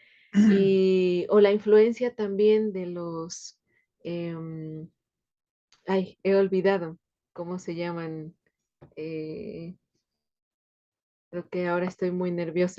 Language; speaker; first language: Spanish; native; Spanish